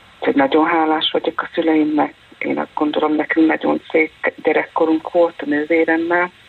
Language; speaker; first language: Hungarian; native; Hungarian